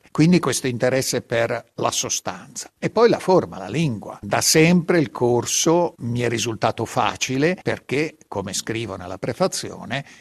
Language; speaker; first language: Italian; non-native, local second language; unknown